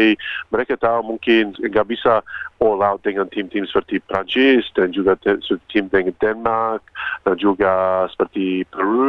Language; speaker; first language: Indonesian; non-native, fluent; Croatian